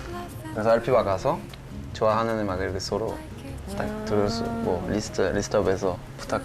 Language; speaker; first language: Korean; non-native, local second language; French